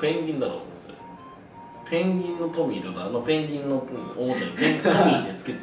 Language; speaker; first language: Japanese; native; Japanese